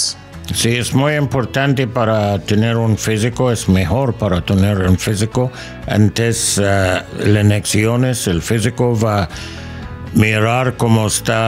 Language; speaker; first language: Spanish; non-native, learner; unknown